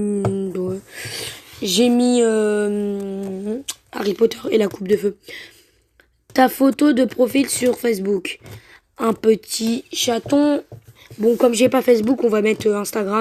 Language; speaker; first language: French; native; French